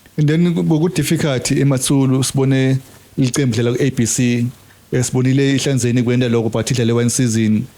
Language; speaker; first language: Zulu; non-native, local second language; Swati